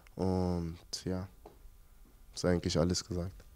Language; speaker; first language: German; native; German